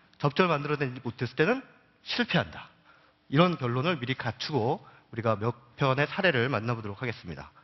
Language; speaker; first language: Korean; native; Korean